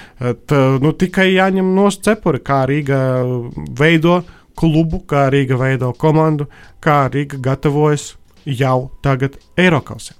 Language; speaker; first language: Latvian; non-native, local second language; Russian